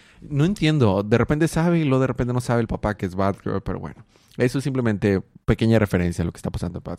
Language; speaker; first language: Spanish; native; Spanish